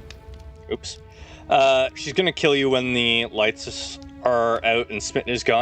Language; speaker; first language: English; native; English